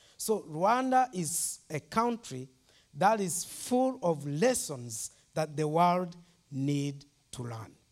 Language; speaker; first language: English; non-native, local second language; Kinyarwanda